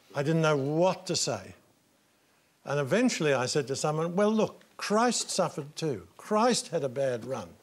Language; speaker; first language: English; native; English